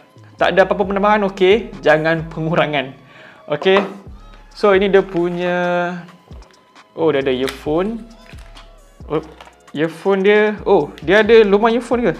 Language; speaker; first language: Malay; native; Malay